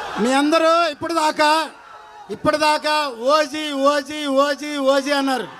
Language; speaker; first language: Telugu; native; Telugu